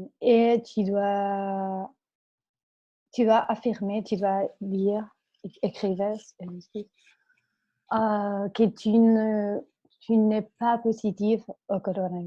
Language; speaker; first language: French; non-native, fluent; Spanish